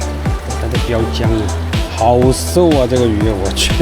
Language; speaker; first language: Chinese; native; Chinese